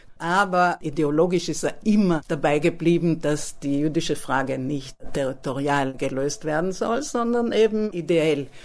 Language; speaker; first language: German; native; German